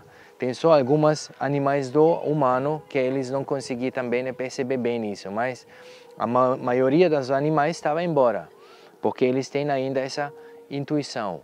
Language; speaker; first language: Portuguese; non-native, learner; German